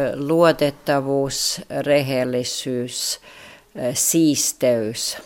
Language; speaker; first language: Finnish; non-native, fluent; Latvian